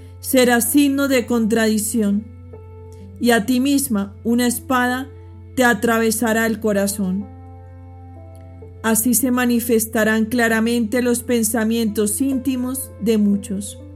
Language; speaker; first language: Spanish; native; Spanish